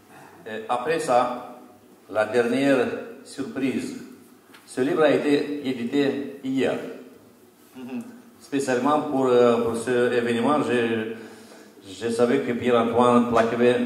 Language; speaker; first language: French; non-native, fluent; Romanian